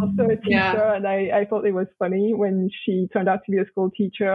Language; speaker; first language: English; non-native, fluent; French